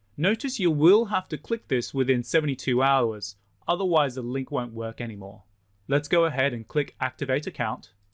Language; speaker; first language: English; native; English